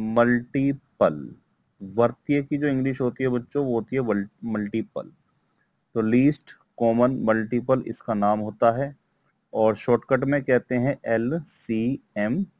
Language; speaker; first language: Hindi; native; Hindi